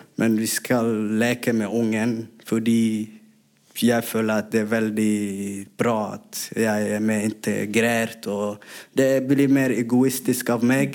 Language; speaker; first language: Norwegian; non-native, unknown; Somali